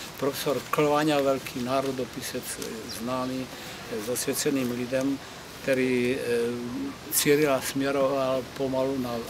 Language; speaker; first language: Czech; native; Czech